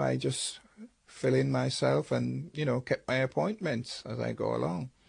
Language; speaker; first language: English; native; English